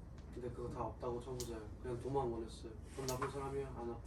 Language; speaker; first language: Korean; early bilingual, heritage; Korean